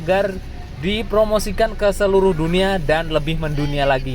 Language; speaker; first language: Indonesian; native; Indonesian